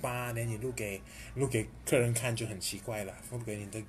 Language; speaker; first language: Chinese; native; Chinese